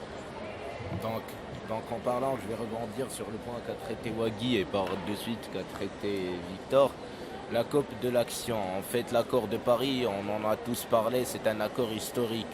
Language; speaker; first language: French; non-native, local second language; Arabic